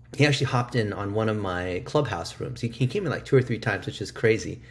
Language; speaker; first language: English; early bilingual, other home language; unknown